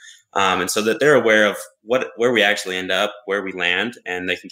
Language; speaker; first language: English; native; English